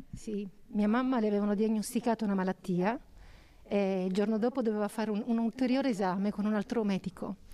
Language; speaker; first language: Italian; native; Italian